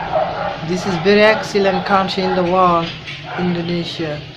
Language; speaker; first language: English; non-native, learner; Bangla